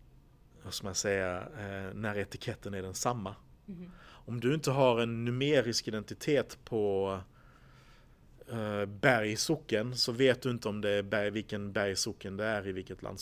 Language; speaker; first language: Swedish; native; Swedish